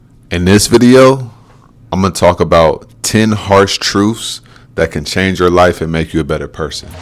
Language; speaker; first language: English; native; English